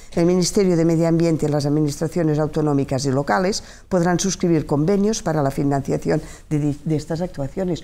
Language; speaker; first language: Spanish; non-native, local second language; Catalan